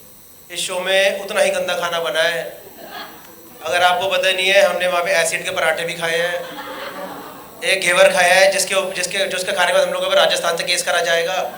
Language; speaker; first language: Hindi; native; Hindi